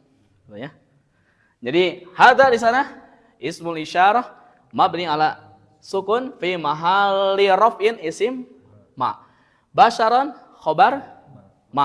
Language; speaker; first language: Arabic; non-native, fluent; Indonesian